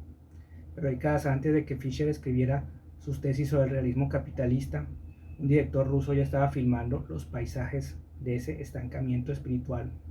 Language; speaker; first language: Spanish; native; Spanish